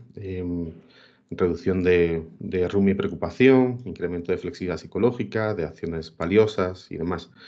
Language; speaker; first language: Spanish; native; Spanish